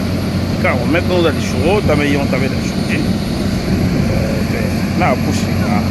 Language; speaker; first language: Chinese; non-native, learner; French